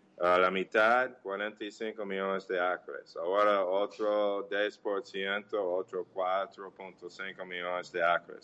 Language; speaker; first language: Portuguese; non-native, learner; English